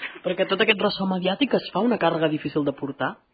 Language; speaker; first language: Catalan; native; Catalan